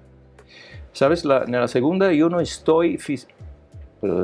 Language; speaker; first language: Spanish; non-native, learner; Italian